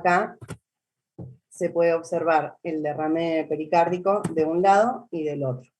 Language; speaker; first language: Spanish; native; Spanish